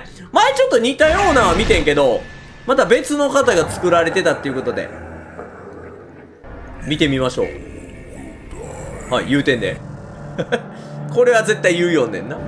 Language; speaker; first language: Japanese; native; Japanese